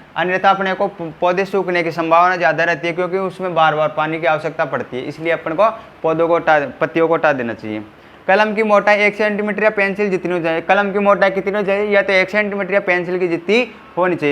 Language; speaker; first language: Hindi; native; Hindi